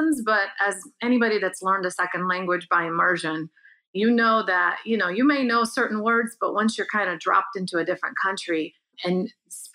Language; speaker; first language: English; early bilingual, other home language; Bulgarian